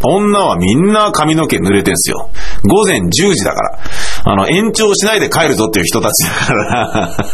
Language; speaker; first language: Japanese; native; Japanese